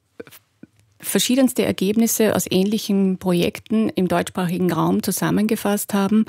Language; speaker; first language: German; native; German